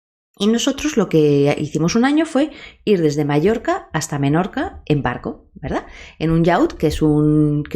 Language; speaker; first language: Spanish; native; Spanish